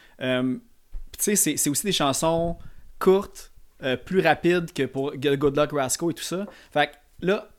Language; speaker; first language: French; native; French